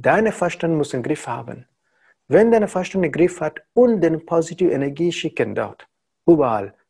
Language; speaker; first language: German; non-native, learner; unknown